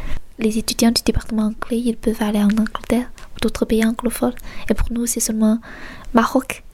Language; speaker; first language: French; non-native, fluent; Chinese